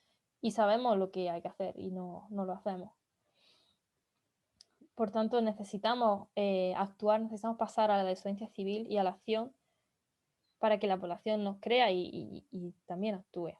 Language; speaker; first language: Spanish; native; Spanish